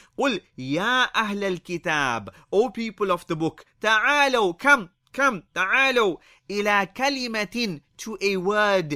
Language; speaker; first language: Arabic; non-native, fluent; English